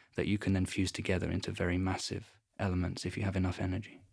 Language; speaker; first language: English; native; English